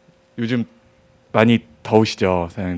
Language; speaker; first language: Korean; native; Korean